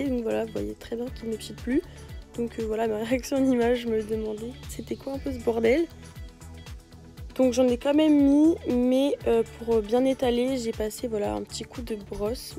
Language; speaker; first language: French; native; French